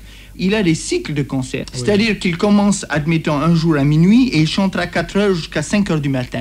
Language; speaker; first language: French; native; French